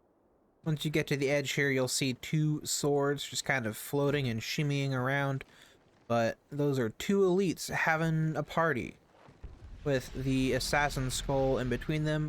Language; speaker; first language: English; native; English